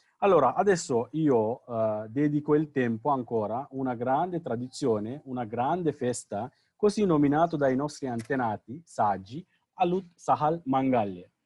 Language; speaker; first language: Italian; non-native, fluent; Sinhala